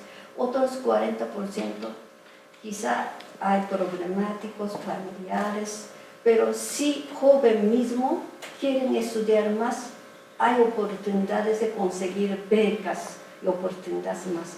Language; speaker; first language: Spanish; non-native, fluent; Japanese